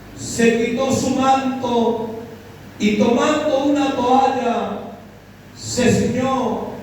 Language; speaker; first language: Spanish; native; Spanish